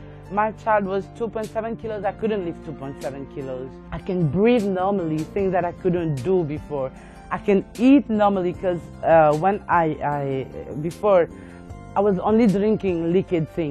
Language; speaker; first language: English; non-native, local second language; Morisyen